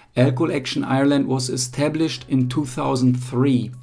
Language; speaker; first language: English; non-native, fluent; German